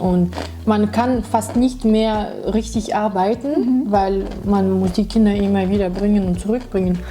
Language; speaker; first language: German; non-native, fluent; Russian